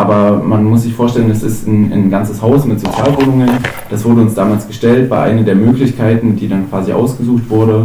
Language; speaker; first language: German; native; German